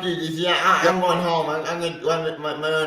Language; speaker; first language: English; native; English